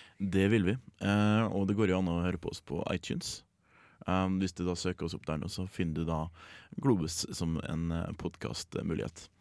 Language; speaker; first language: Norwegian; native; Norwegian